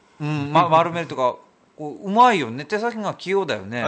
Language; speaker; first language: Japanese; native; Japanese